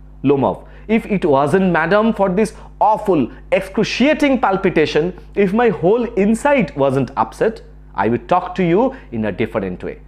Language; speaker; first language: English; non-native, local second language; Bangla